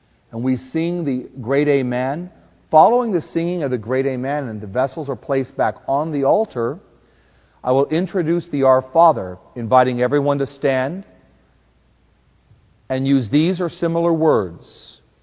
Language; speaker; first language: English; native; English